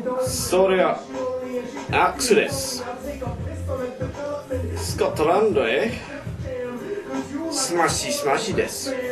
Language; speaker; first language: Japanese; non-native, learner; English